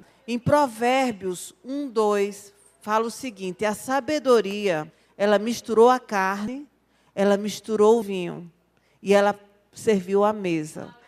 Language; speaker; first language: Portuguese; native; Portuguese